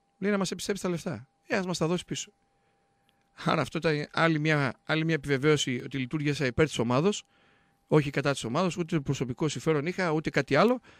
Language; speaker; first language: Greek; native; Greek